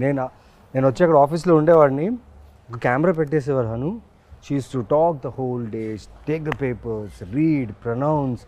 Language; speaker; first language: Telugu; native; Telugu